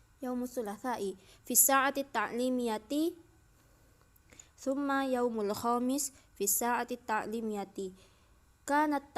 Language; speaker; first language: Arabic; non-native, learner; Indonesian